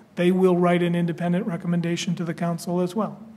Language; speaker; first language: English; native; English